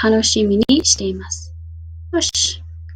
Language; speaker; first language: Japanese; non-native, fluent; English